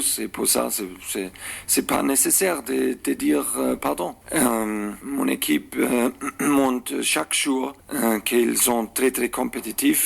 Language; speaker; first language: French; non-native, learner; German